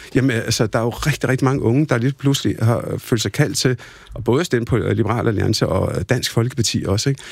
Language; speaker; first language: Danish; early bilingual, other home language; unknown